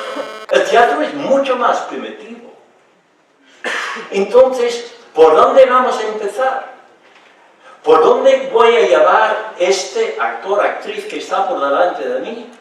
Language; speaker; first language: Spanish; non-native, fluent; English